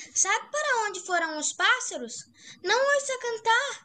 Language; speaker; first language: Portuguese; non-native, learner; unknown